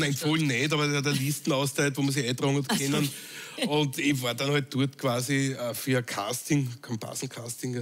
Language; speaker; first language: German; native; German